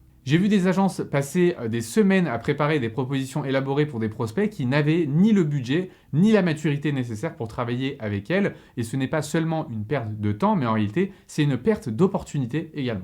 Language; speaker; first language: French; native; French